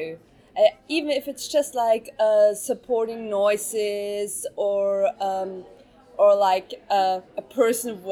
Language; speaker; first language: English; non-native, fluent; German